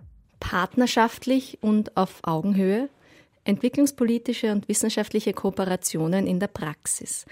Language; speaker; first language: German; native; German